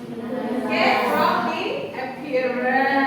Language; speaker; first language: English; non-native, fluent; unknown